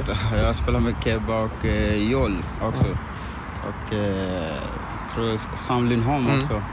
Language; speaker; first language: Swedish; non-native, fluent; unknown